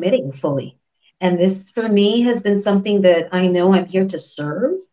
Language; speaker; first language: English; early bilingual, other home language; Spanish